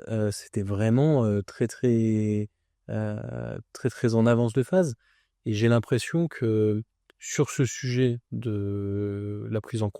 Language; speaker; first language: French; native; French